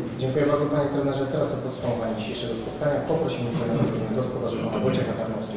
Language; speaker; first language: Polish; native; Polish